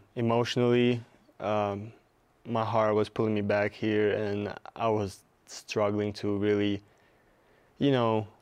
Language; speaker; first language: English; non-native, fluent; Russian